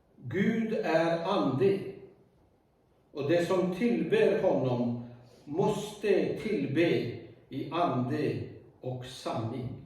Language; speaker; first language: Swedish; non-native, fluent; Urdu